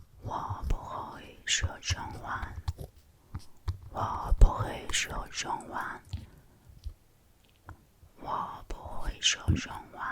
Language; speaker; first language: Chinese; non-native, learner; Korean